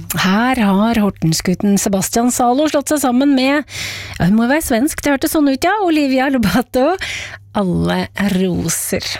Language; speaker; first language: Norwegian; native; Norwegian